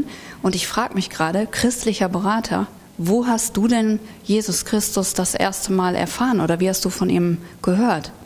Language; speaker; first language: German; native; German